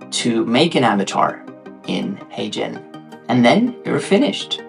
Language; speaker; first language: English; non-native, fluent; Norwegian